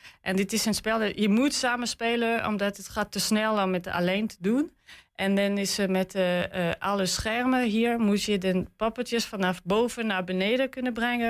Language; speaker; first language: Dutch; non-native, learner; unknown